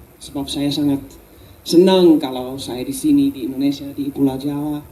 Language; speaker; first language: Indonesian; non-native, learner; Dutch